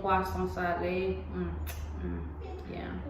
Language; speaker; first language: Haitian Creole; early bilingual, heritage; Haitian Creole